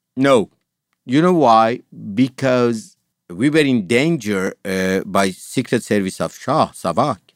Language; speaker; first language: English; non-native, fluent; Persian